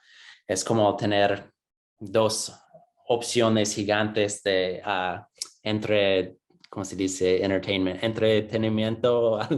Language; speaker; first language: Spanish; non-native, fluent; English